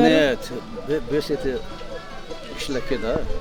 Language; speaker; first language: Russian; non-native, local second language; Tajik